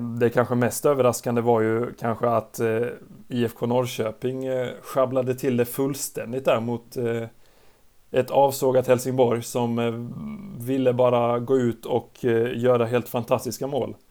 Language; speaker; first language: Swedish; native; Swedish